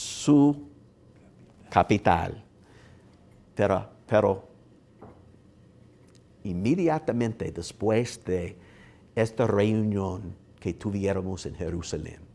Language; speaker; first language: Spanish; non-native, learner; English